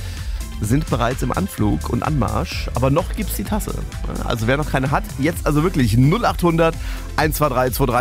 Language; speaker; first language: German; native; German